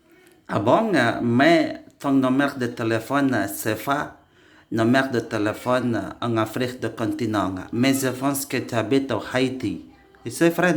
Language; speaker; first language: French; non-native, learner; Indonesian